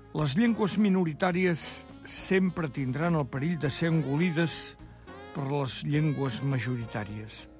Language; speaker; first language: Catalan; native; Catalan